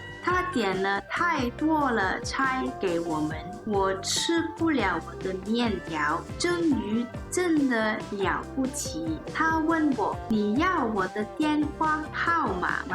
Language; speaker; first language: Chinese; non-native, learner; English